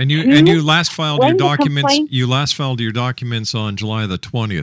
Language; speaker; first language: English; native; English